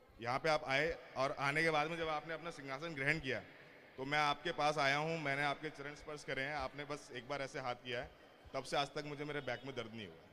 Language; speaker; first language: Hindi; native; Hindi